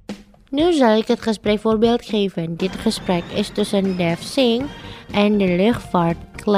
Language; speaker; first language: Dutch; non-native, fluent; Indonesian